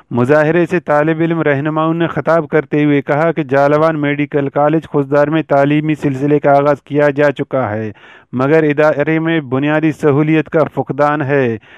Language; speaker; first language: Urdu; non-native, local second language; Baluchi